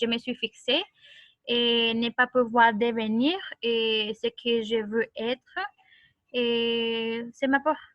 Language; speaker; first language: French; non-native, learner; Spanish